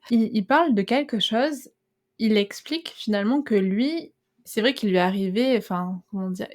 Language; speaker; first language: French; native; French